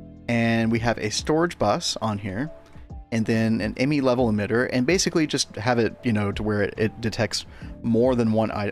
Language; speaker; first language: English; native; English